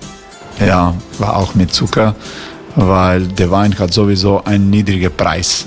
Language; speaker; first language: German; non-native, learner; Croatian